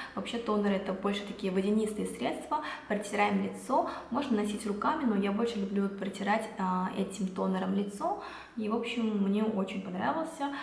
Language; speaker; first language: Russian; non-native, fluent; Korean